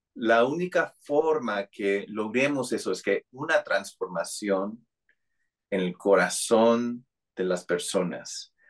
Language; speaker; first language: Spanish; non-native, fluent; English